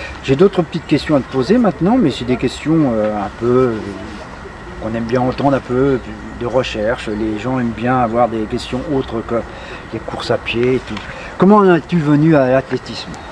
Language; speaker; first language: French; native; French